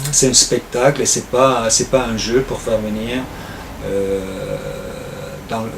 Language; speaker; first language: French; non-native, fluent; Turkish